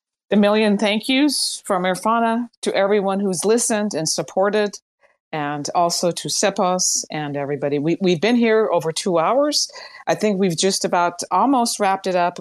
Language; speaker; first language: English; early bilingual, other home language; Persian